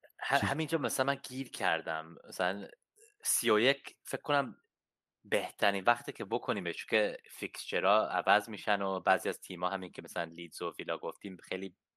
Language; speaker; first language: Persian; early bilingual, heritage; Persian